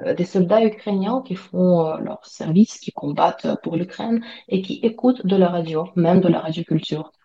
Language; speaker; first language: French; non-native, fluent; Ukrainian